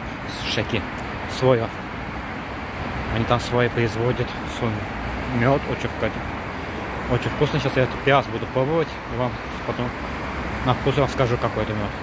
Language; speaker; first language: Russian; non-native, learner; Azerbaijani